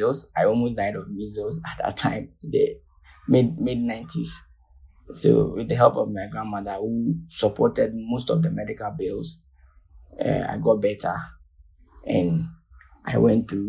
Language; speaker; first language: English; non-native, local second language; Akan